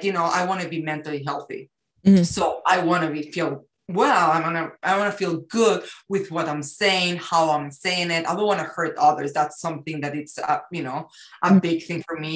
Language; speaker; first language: English; non-native, fluent; Spanish